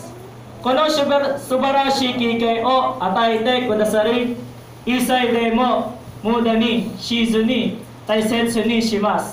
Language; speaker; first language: Japanese; non-native, learner; Filipino